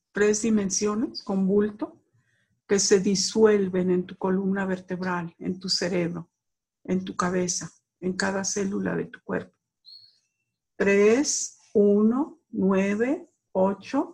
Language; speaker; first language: Spanish; native; Spanish